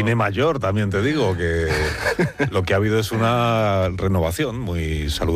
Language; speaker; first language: Spanish; native; Spanish